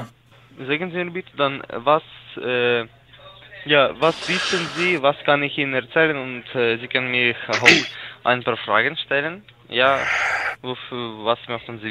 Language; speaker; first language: German; non-native, learner; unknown